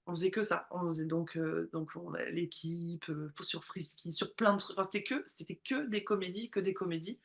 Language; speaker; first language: French; native; French